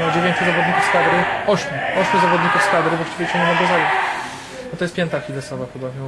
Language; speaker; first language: Polish; native; Polish